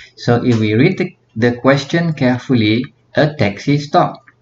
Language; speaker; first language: English; non-native, local second language; Malay